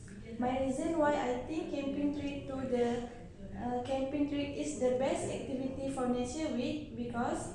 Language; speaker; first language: English; non-native, learner; Malay